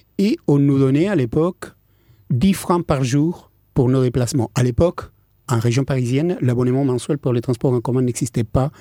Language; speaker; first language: French; non-native, fluent; Spanish